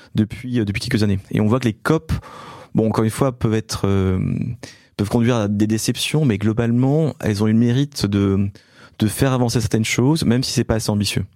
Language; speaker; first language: French; native; French